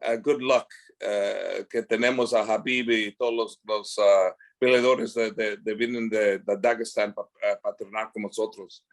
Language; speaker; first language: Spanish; early bilingual, heritage; English